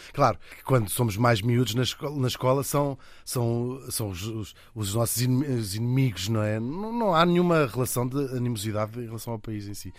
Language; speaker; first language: Portuguese; native; Portuguese